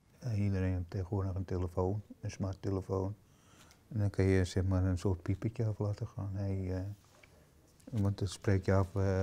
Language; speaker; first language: Dutch; native; Dutch